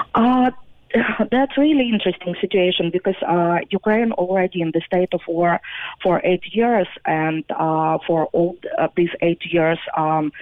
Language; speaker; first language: English; non-native, fluent; Ukrainian